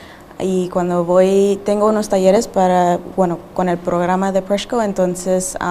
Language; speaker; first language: Spanish; early bilingual, heritage; Spanish